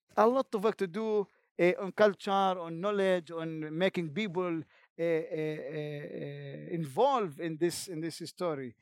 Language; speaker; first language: English; non-native, fluent; Arabic